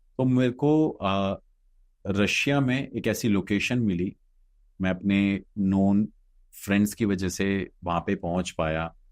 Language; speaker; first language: Hindi; native; Hindi